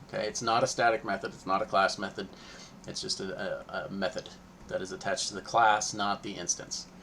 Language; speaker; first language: English; native; English